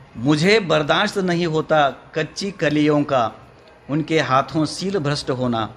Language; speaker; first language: Hindi; non-native, local second language; Marathi